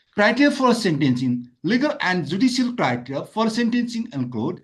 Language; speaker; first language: English; non-native, local second language; Nepali